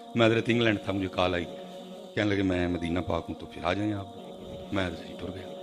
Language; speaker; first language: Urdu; non-native, local second language; Punjabi